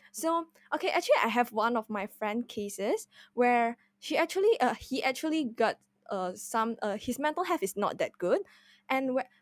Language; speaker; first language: English; non-native, fluent; Indonesian